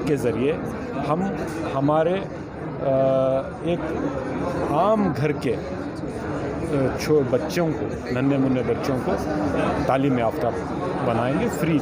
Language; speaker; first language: Urdu; native; Urdu